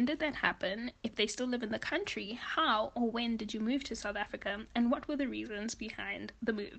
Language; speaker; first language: English; native; English